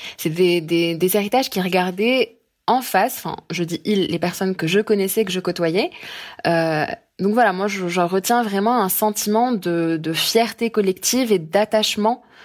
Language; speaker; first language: French; non-native, local second language; Arabic